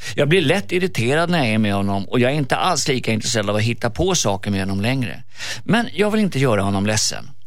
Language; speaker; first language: Swedish; native; Swedish